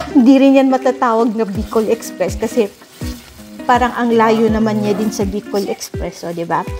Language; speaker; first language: Filipino; non-native, local second language; Cebuano